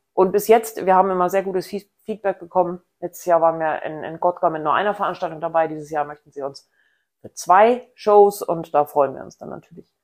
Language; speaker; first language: German; native; German